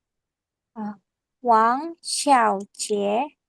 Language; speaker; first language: Chinese; non-native, learner; Indonesian